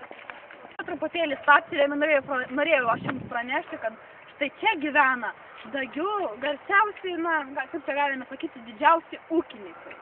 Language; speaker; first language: Lithuanian; native; Lithuanian